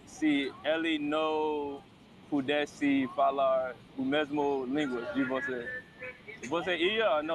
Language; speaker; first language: Portuguese; non-native, learner; English